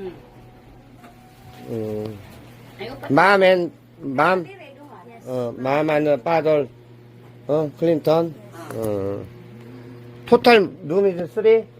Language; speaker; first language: English; non-native, learner; Korean